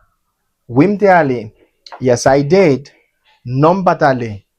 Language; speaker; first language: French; non-native, learner; Haitian Creole